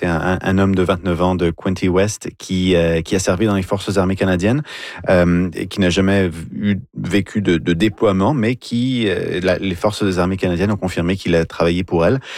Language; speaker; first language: French; native; French